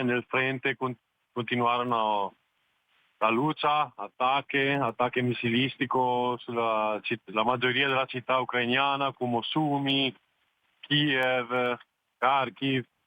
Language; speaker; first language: Spanish; non-native, fluent; Italian